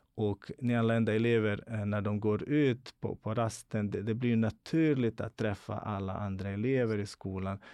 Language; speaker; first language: Swedish; non-native, fluent; Bosnian